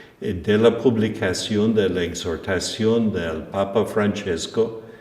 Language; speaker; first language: Spanish; non-native, fluent; English